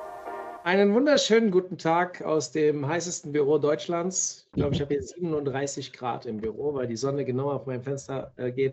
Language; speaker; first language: German; native; German